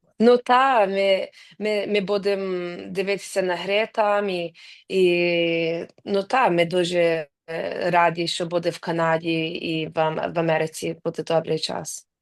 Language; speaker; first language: Ukrainian; early bilingual, heritage; English